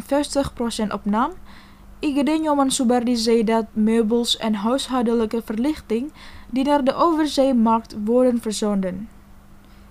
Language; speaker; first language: Dutch; non-native, fluent; Indonesian